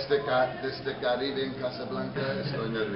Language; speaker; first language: Spanish; non-native, fluent; English